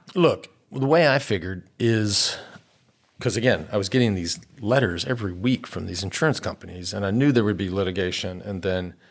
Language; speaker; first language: English; native; English